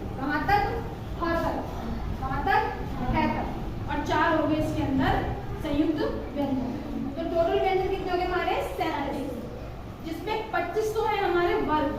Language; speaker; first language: Hindi; native; Hindi